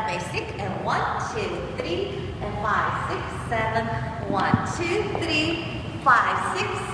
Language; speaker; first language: English; non-native, fluent; Japanese